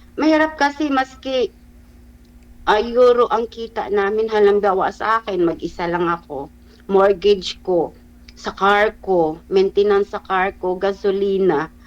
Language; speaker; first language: Filipino; non-native, local second language; Cebuano